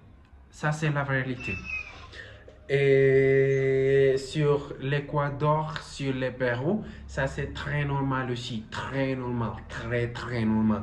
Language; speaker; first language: French; non-native, learner; Spanish